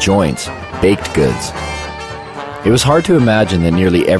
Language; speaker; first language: English; native; English